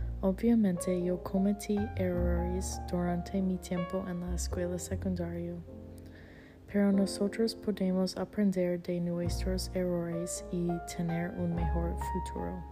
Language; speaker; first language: Spanish; non-native, learner; English